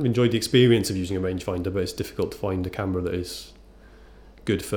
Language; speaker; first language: English; native; English